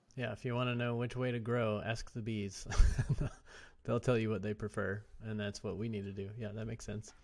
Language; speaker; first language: English; native; English